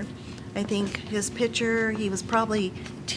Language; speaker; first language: English; native; English